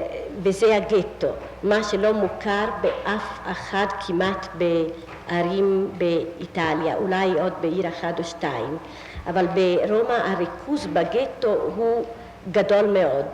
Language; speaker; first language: Hebrew; non-native, fluent; Italian